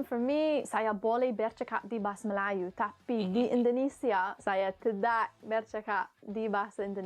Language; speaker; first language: Indonesian; non-native, learner; English